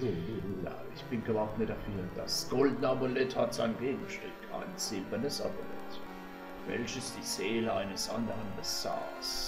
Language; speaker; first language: German; native; German